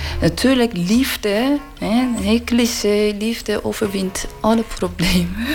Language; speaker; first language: Dutch; non-native, learner; Persian